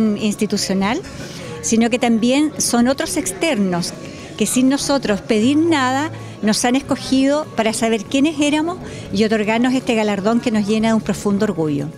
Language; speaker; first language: Spanish; native; Spanish